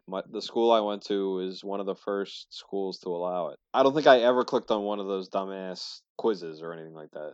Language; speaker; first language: English; native; English